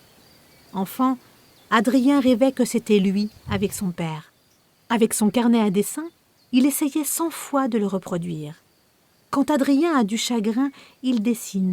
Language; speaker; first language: French; native; French